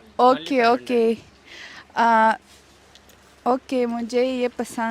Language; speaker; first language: Hindi; non-native, learner; Russian